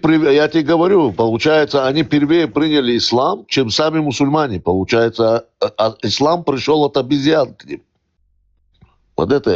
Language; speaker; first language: Russian; native; Russian